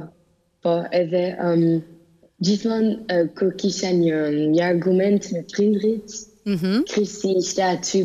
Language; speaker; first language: Albanian; early bilingual, heritage; Albanian